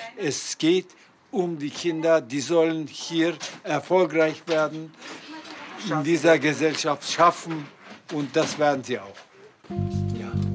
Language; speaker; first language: German; non-native, fluent; Turkish